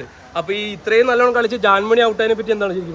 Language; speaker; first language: Malayalam; native; Malayalam